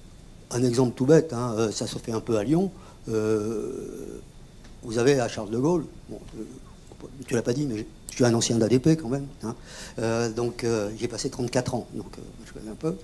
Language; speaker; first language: French; native; French